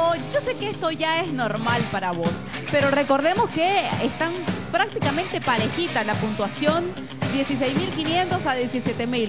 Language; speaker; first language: Spanish; native; Spanish